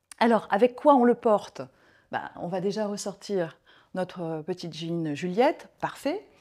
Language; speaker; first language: French; native; French